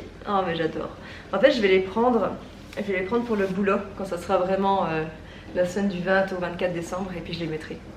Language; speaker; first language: French; native; French